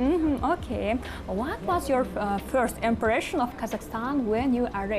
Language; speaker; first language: English; non-native, learner; Kazakh